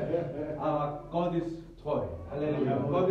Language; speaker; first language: German; early bilingual, heritage; Spanish